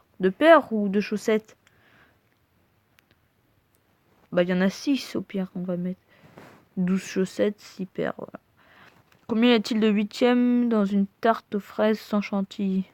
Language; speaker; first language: French; native; French